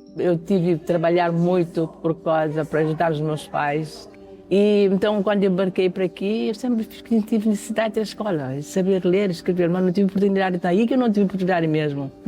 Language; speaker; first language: Portuguese; non-native, local second language; Kabuverdianu